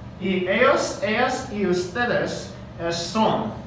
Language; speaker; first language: Spanish; non-native, learner; English